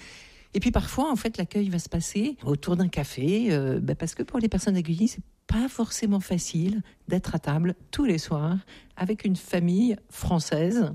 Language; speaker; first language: French; native; French